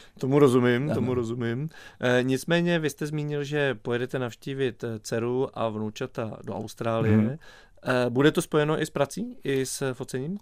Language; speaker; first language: Czech; native; Czech